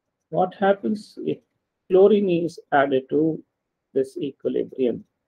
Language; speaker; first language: English; non-native, local second language; Kannada